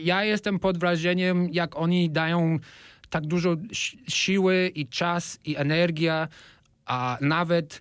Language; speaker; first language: Polish; non-native, fluent; English